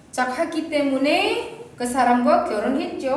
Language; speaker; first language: Korean; non-native, fluent; Indonesian